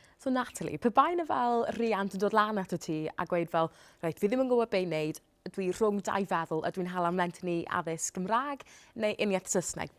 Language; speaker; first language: Welsh; native; Welsh